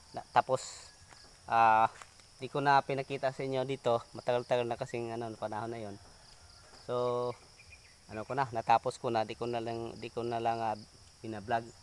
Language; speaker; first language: Filipino; non-native, local second language; Cebuano